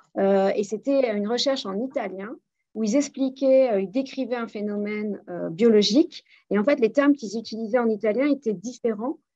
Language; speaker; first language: French; native; French